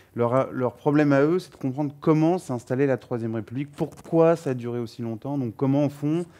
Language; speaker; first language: French; native; French